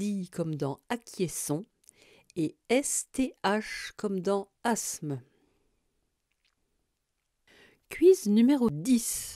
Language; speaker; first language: French; native; French